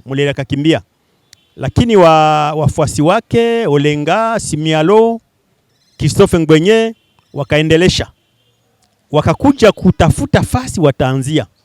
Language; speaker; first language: Swahili; non-native, local second language; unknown